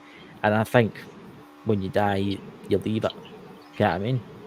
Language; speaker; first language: English; native; English